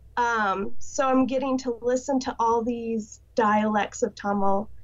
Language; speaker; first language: English; native; English